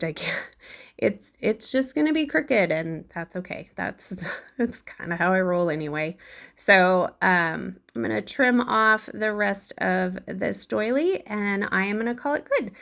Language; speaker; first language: English; native; English